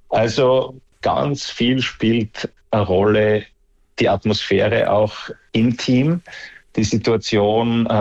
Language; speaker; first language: German; native; German